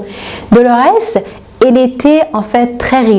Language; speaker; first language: French; non-native, fluent; Persian